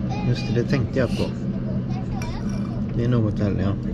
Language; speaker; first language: Swedish; native; Swedish